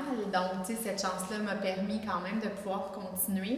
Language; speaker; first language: French; native; French